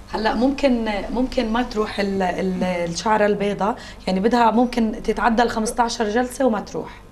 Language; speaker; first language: Arabic; native; Arabic